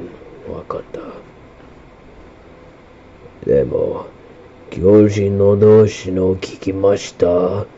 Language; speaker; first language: Japanese; non-native, learner; English